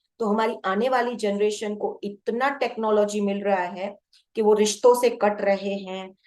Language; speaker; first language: Hindi; non-native, local second language; Gujarati